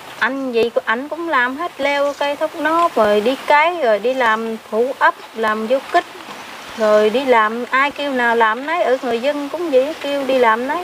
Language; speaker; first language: Vietnamese; non-native, local second language; Khmer